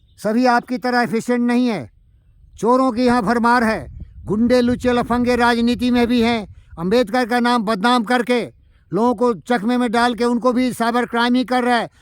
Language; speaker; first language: Hindi; native; Hindi